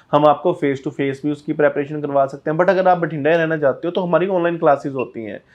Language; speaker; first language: Hindi; non-native, local second language; Punjabi